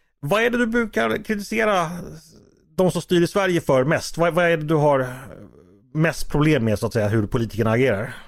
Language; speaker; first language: Swedish; native; Swedish